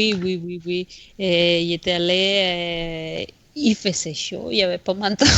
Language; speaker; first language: French; non-native, fluent; Spanish